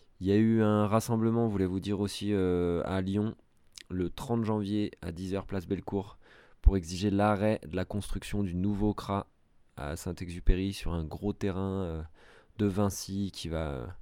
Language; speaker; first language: French; native; French